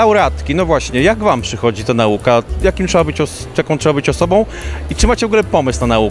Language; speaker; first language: Polish; native; Polish